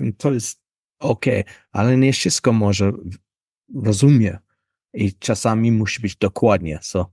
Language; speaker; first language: Polish; non-native, learner; English